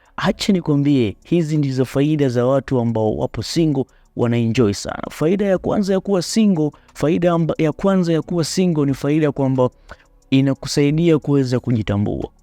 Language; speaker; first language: Swahili; native; Swahili